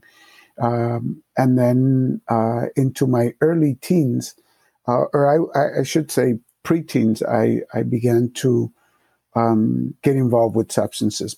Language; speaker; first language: English; early bilingual, other home language; Spanish